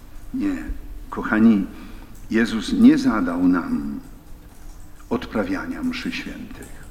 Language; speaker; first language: Polish; native; Polish